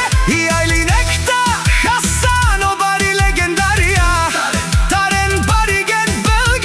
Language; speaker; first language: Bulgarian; non-native, local second language; Romany